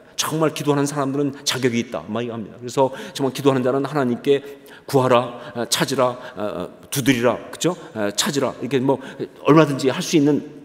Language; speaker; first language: Korean; native; Korean